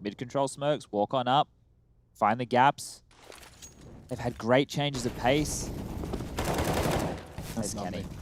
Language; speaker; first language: English; native; English